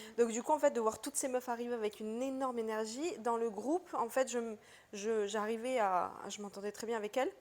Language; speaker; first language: French; early bilingual, other home language; Portuguese